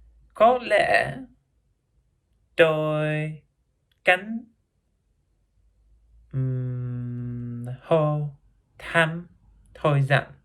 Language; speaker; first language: Vietnamese; non-native, learner; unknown